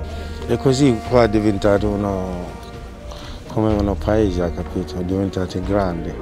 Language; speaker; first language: Italian; non-native, learner; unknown